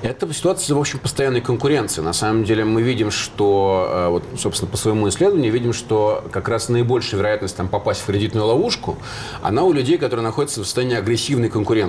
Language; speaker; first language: Russian; native; Russian